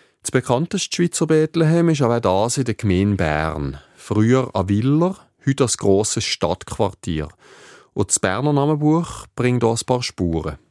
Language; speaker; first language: German; native; German